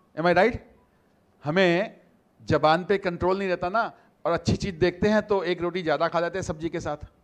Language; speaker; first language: Hindi; non-native, local second language; Gujarati